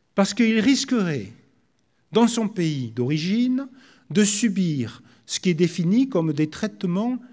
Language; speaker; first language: French; native; French